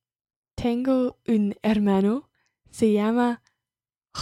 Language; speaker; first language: Spanish; non-native, learner; English